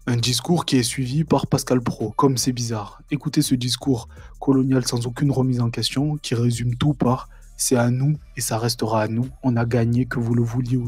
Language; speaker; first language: French; native; French